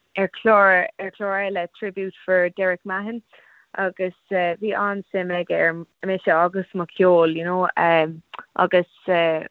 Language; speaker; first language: Irish; non-native, local second language; English